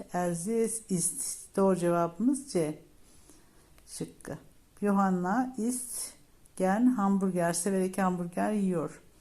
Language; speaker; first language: Turkish; native; Turkish